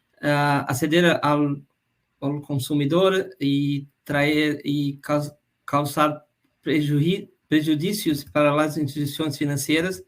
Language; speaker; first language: Spanish; non-native, fluent; Portuguese